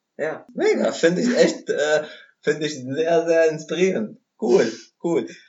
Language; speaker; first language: German; non-native, fluent; Arabic